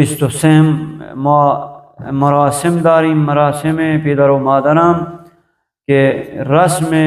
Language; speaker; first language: Persian; non-native, fluent; Urdu